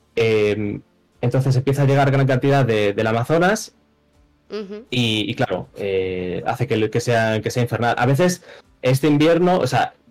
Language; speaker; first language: Spanish; native; Spanish